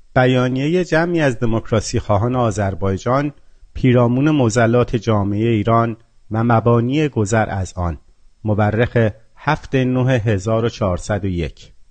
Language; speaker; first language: Persian; non-native, local second language; Azerbaijani